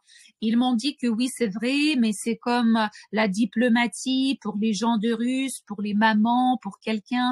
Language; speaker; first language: French; non-native, fluent; Ukrainian